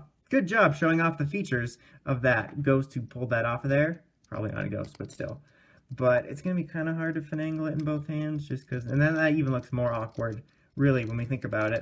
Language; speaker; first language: English; native; English